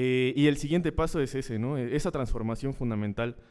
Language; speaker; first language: Spanish; native; Spanish